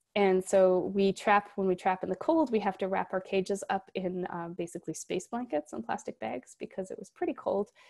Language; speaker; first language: English; native; English